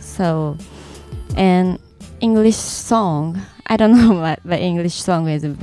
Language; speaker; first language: English; non-native, learner; Japanese